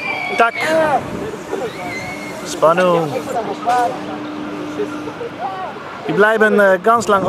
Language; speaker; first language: German; non-native, learner; Dutch